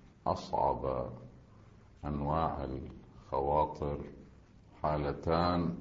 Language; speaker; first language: Arabic; native; Arabic